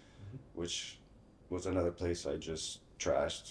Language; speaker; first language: English; native; English